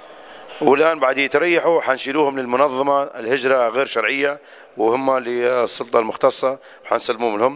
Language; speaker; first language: Arabic; native; Arabic